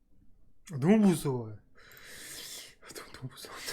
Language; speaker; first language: Korean; non-native, learner; Russian